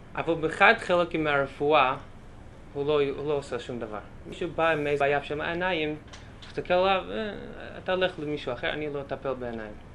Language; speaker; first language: Hebrew; native; Hebrew